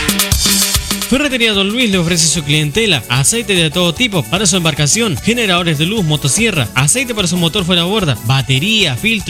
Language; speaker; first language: Spanish; native; Spanish